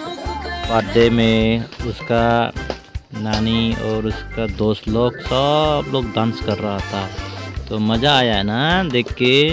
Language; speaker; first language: Hindi; non-native, local second language; Nepali